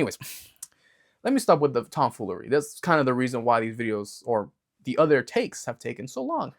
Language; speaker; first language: English; native; English